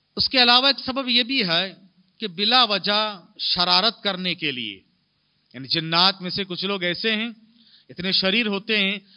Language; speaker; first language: Urdu; native; Urdu